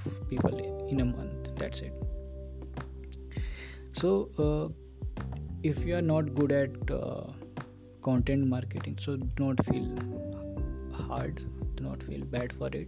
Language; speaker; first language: English; non-native, local second language; Hindi